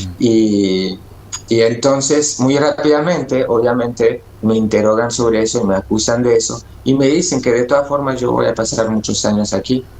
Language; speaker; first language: Spanish; early bilingual, other home language; French